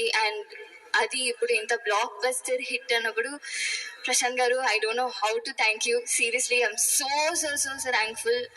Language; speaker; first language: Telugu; non-native, learner; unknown